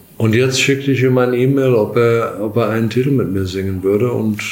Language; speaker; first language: German; non-native, fluent; English